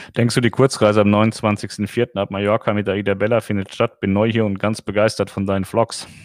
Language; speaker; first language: German; native; German